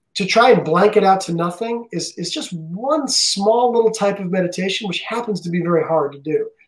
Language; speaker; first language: English; native; English